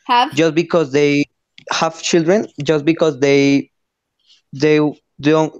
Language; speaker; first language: English; non-native, learner; Spanish